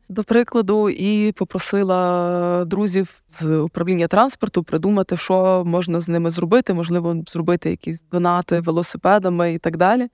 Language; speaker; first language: Ukrainian; native; Ukrainian